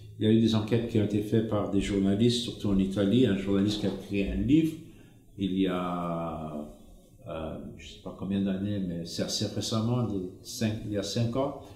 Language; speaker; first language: French; non-native, fluent; English